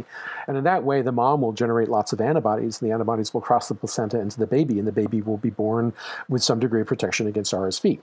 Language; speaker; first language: English; native; English